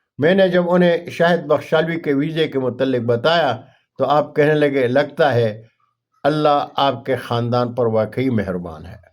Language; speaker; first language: Urdu; non-native, local second language; Punjabi